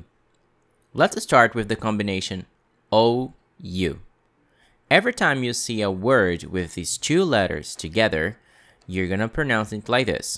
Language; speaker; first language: English; non-native, fluent; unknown